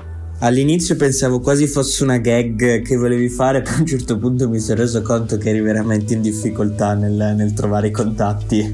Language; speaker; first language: Italian; native; Italian